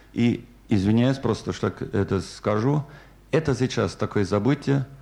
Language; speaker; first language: Russian; non-native, fluent; German